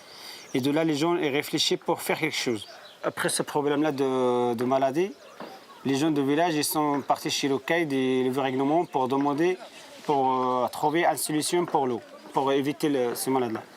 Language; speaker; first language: French; non-native, local second language; Tachelhit